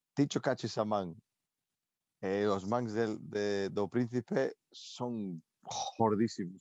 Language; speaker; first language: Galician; non-native, local second language; Spanish